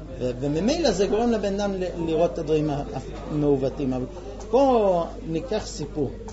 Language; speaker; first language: Hebrew; non-native, fluent; English